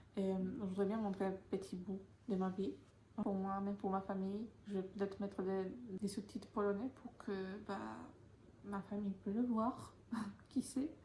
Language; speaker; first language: French; non-native, fluent; Polish